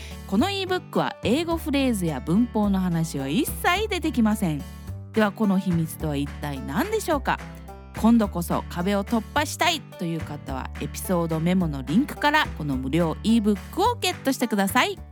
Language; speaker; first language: Japanese; early bilingual, heritage; Japanese